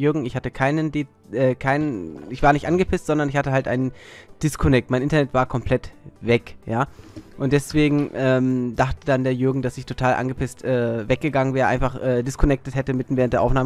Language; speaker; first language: German; native; German